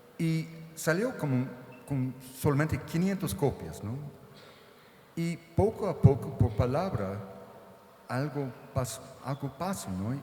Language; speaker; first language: Spanish; non-native, fluent; English